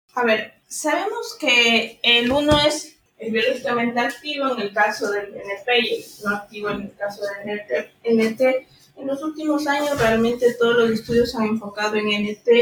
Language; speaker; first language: Spanish; native; Spanish